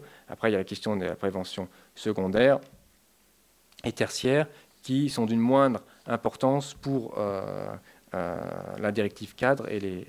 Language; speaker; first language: French; native; French